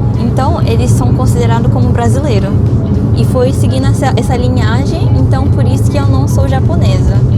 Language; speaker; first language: Portuguese; early bilingual, other home language; Japanese